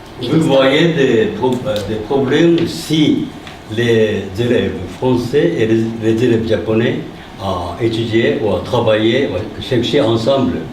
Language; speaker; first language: French; non-native, learner; Japanese